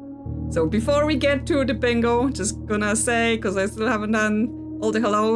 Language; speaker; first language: English; native; English